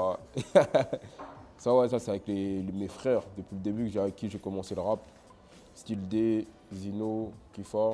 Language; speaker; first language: French; native; French